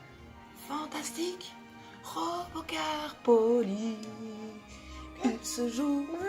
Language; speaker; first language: French; native; French